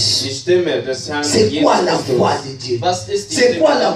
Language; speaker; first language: German; non-native, learner; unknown